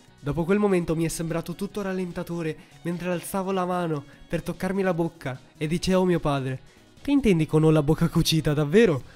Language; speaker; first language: Italian; early bilingual, heritage; Italian